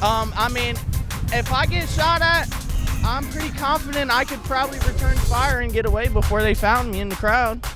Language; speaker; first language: English; native; English